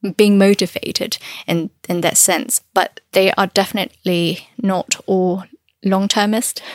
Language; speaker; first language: English; non-native, fluent; Chinese